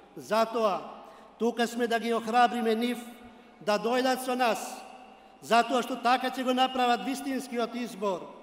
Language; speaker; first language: Macedonian; non-native, local second language; Albanian